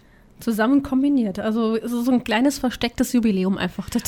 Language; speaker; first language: German; native; German